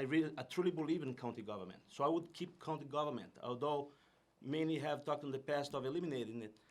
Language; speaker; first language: English; non-native, fluent; Portuguese